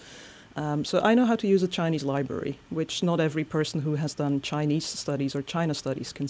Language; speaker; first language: English; non-native, fluent; Dutch